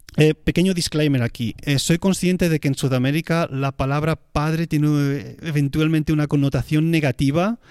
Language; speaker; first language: Spanish; native; Spanish